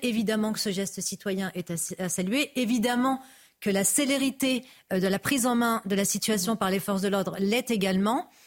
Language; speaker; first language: French; native; French